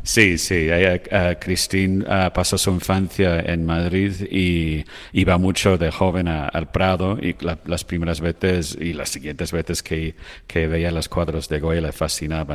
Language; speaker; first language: Spanish; non-native, fluent; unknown